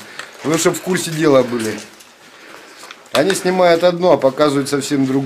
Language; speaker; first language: Russian; native; Russian